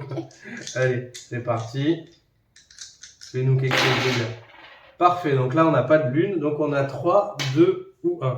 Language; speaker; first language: French; native; French